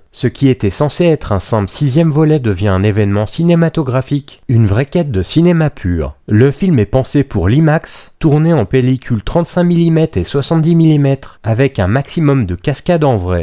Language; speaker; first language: French; native; French